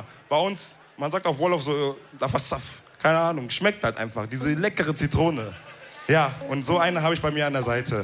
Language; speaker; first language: German; early bilingual, other home language; Wolof